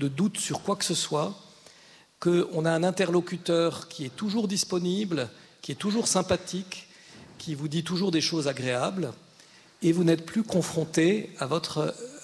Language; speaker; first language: French; native; French